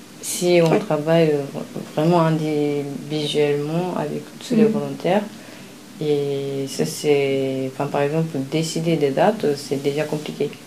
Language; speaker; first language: French; non-native, fluent; Japanese